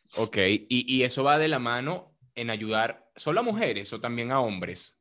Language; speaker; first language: Spanish; native; Spanish